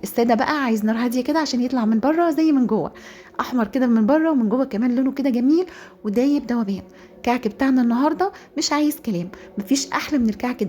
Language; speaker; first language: Arabic; native; Arabic